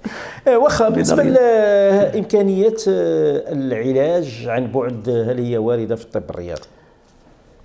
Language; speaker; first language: Arabic; native; Arabic